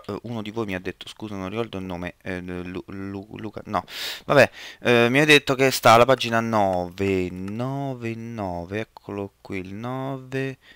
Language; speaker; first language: Italian; native; Italian